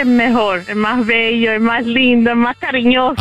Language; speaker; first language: Spanish; early bilingual, heritage; Spanish